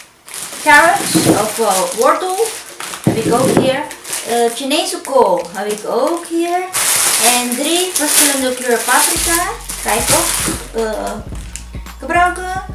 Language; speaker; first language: Dutch; non-native, fluent; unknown